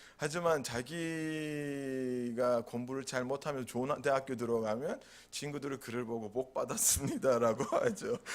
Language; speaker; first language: Korean; non-native, fluent; Turkish